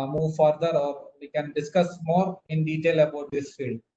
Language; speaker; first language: English; non-native, local second language; Malayalam